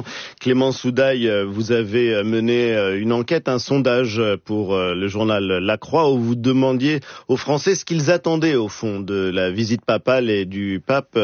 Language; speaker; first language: French; native; French